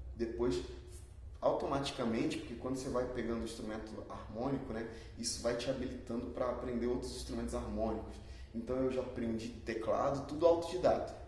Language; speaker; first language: Portuguese; early bilingual, other home language; Spanish